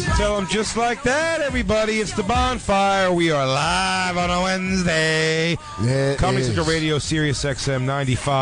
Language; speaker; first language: English; native; English